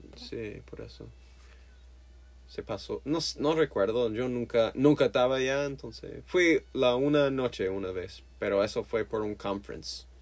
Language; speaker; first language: Spanish; non-native, learner; English